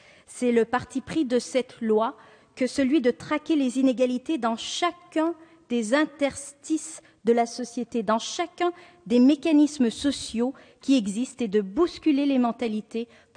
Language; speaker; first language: French; native; French